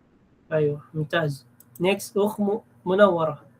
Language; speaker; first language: Arabic; non-native, fluent; Filipino